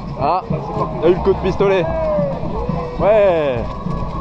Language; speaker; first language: French; native; French